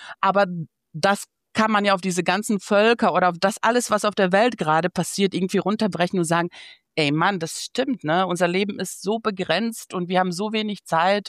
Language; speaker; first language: German; early bilingual, other home language; Bosnian